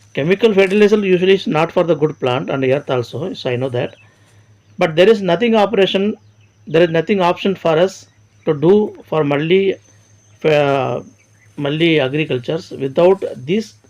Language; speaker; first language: English; non-native, local second language; Tamil